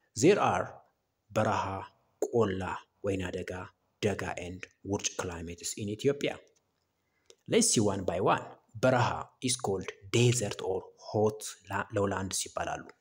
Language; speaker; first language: English; non-native, local second language; Amharic